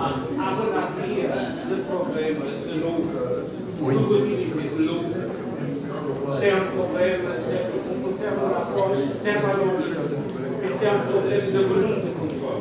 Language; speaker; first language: French; non-native, local second language; Arabic